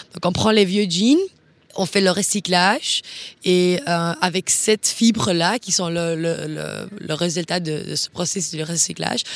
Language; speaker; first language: French; non-native, fluent; Dutch